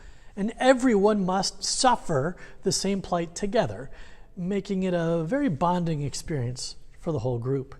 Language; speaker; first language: English; native; English